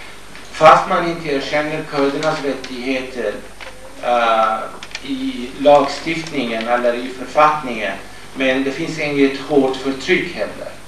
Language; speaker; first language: Swedish; non-native, fluent; Kurdish